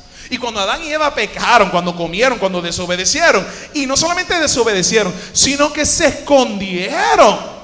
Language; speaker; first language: Spanish; native; Spanish